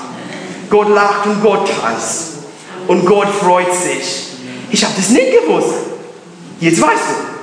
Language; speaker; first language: German; non-native, learner; English